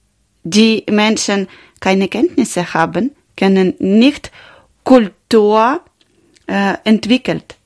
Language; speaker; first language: German; non-native, learner; Ukrainian